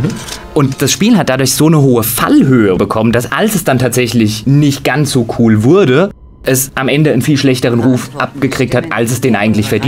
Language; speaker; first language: German; native; German